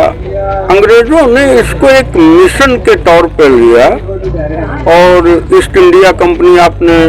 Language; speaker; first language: Hindi; native; Hindi